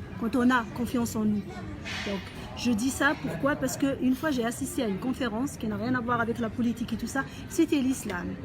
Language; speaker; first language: French; non-native, local second language; Arabic